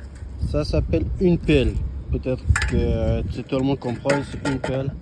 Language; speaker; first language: French; non-native, learner; Persian